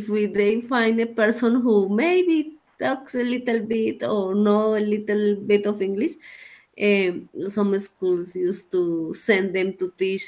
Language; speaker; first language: English; non-native, learner; Spanish